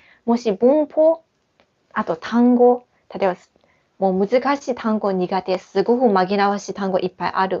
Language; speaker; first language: Japanese; non-native, fluent; Chinese